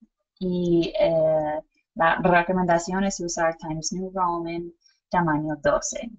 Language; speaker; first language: Spanish; non-native, fluent; English